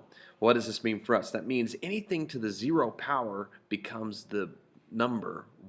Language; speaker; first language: English; native; English